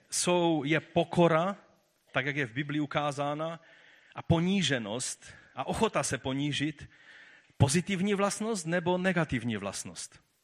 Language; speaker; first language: Czech; native; Czech